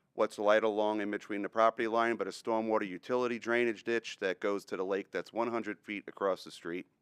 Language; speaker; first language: English; native; English